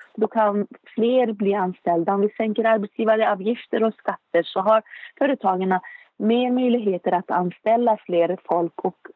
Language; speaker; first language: Swedish; non-native, fluent; Arabic